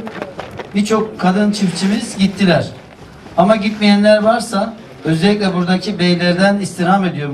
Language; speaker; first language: Turkish; native; Turkish